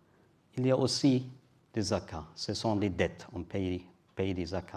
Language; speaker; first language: French; non-native, learner; German